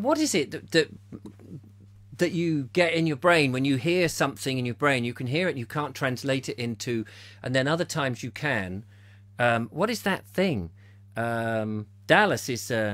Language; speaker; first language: English; native; English